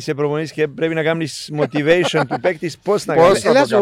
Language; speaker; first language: Greek; non-native, learner; Serbian